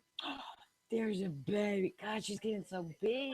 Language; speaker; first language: English; native; English